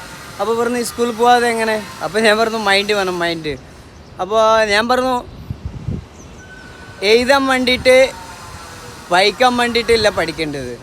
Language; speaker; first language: Malayalam; non-native, local second language; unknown